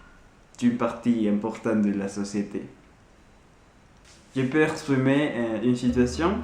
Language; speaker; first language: French; non-native, learner; Spanish